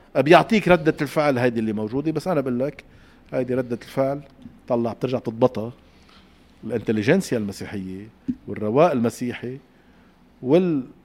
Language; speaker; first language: Arabic; native; Arabic